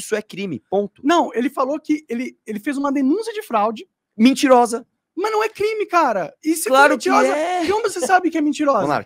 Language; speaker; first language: Portuguese; native; Portuguese